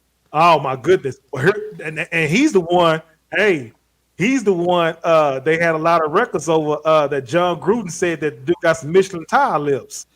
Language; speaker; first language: English; native; English